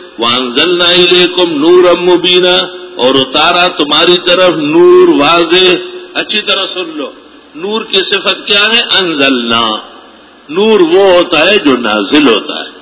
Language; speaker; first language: Urdu; non-native, local second language; Pashto